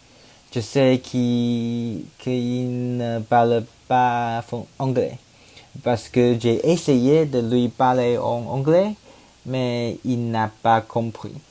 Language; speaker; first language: French; non-native, learner; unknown